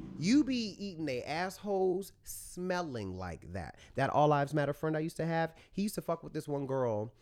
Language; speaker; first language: English; native; English